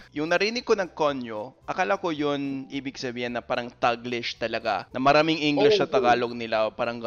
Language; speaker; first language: Filipino; non-native, fluent; English